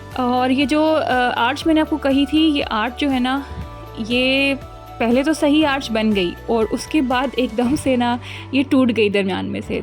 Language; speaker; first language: Urdu; native; Urdu